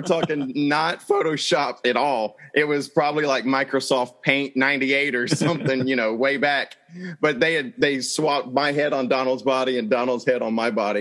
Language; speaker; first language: English; native; English